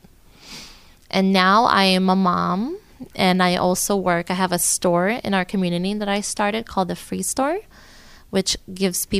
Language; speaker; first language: English; early bilingual, other home language; Portuguese